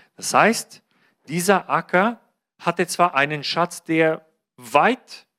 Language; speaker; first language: German; non-native, fluent; Bulgarian